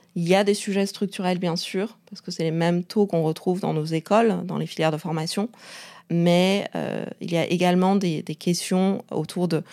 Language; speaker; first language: French; non-native, fluent; Chinese